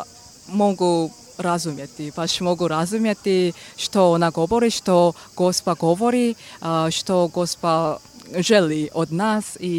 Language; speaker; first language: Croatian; non-native, learner; Korean